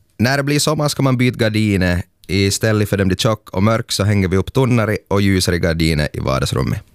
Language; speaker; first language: Swedish; native; Swedish